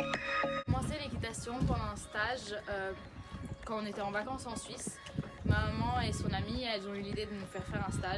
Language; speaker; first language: French; early bilingual, other home language; Italian